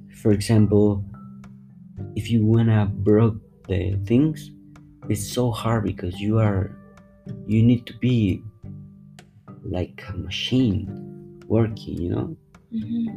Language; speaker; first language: English; non-native, fluent; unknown